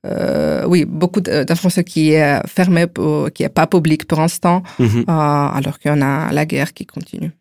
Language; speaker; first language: French; non-native, fluent; Ukrainian